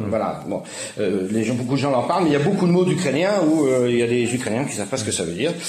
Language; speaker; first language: French; native; French